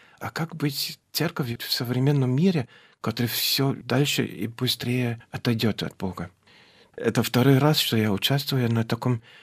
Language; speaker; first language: Russian; non-native, fluent; German